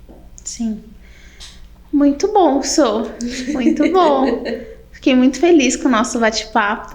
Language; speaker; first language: Portuguese; native; Portuguese